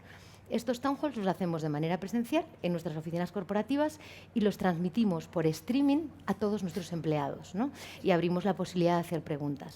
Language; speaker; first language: Spanish; native; Spanish